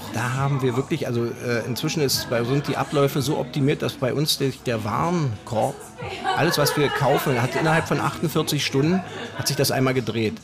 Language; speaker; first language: German; native; German